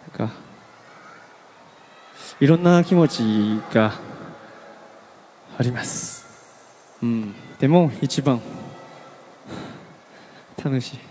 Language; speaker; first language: Japanese; non-native, learner; Korean